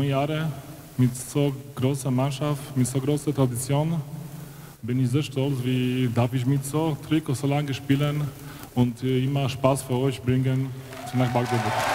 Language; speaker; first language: German; non-native, learner; Polish